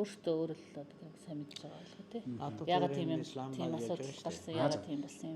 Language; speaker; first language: Mongolian; native; Mongolian